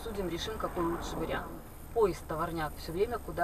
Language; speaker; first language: Russian; native; Russian